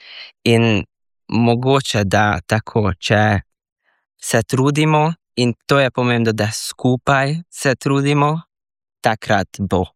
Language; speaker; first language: Slovenian; early bilingual, heritage; Slovenian